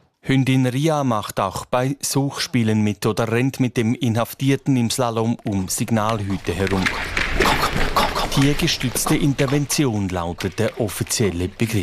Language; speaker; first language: German; native; German